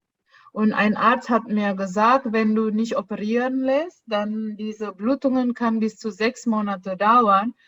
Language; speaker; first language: German; non-native, fluent; Indonesian